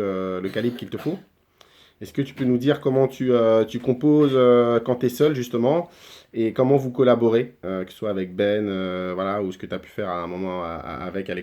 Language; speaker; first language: French; native; French